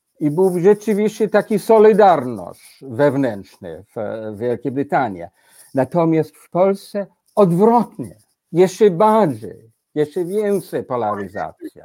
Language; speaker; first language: Polish; non-native, fluent; English